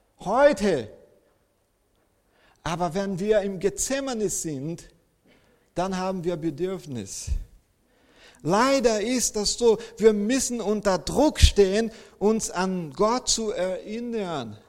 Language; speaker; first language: German; non-native, fluent; Portuguese